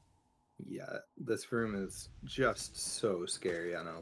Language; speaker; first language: English; native; English